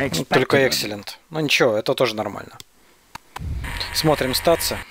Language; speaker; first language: Russian; native; Russian